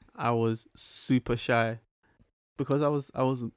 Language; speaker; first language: English; early bilingual, other home language; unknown